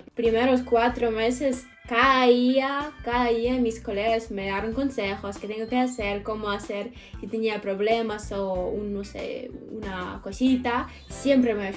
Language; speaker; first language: Spanish; non-native, fluent; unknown